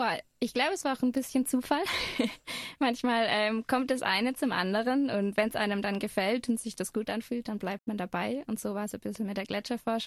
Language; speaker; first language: German; native; German